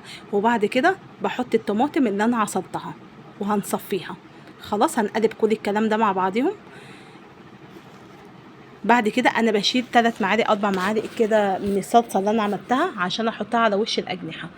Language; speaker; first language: Arabic; native; Arabic